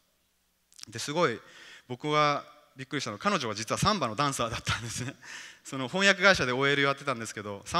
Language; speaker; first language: Japanese; native; Japanese